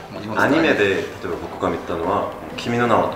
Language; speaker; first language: Japanese; non-native, learner; Korean